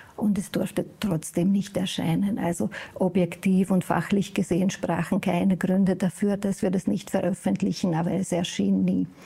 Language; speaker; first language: German; non-native, fluent; Hungarian